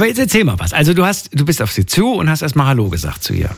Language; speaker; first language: German; native; German